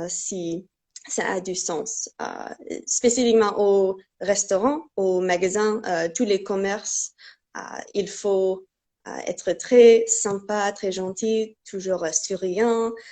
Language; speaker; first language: French; non-native, fluent; English